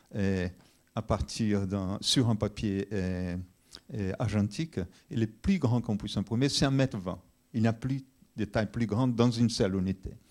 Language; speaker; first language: French; non-native, fluent; Portuguese